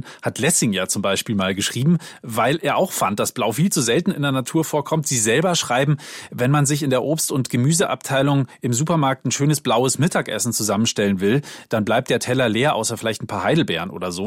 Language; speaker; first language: German; native; German